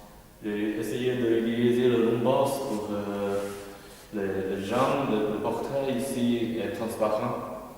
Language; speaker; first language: French; non-native, learner; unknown